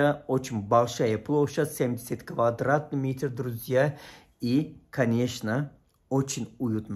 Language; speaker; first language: Russian; non-native, fluent; Turkish